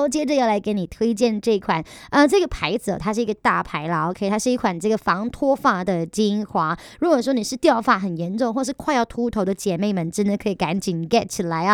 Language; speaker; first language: Chinese; native; Chinese